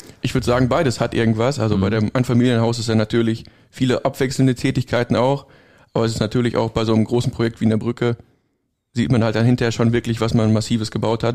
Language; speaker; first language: German; native; German